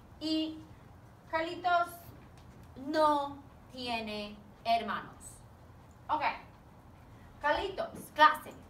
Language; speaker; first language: Spanish; non-native, fluent; English